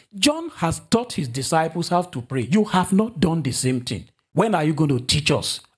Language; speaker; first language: English; non-native, local second language; Yoruba